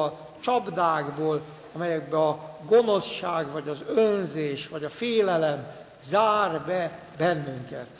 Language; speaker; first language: Hungarian; native; Hungarian